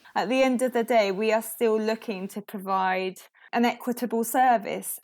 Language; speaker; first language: English; non-native, local second language; Spanish